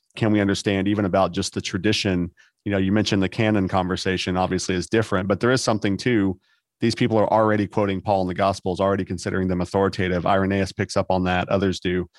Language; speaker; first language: English; native; English